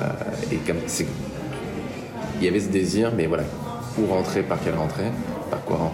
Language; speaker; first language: French; native; French